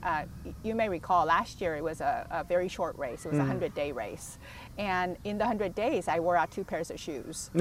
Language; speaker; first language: English; early bilingual, other home language; Korean